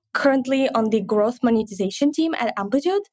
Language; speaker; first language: English; non-native, fluent; Ukrainian